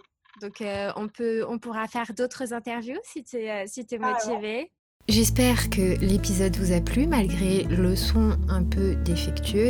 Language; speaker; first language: French; native; French